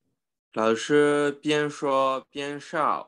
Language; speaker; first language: Chinese; non-native, learner; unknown